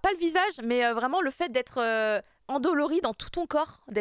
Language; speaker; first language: French; native; French